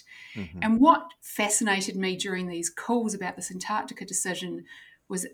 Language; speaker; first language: English; native; English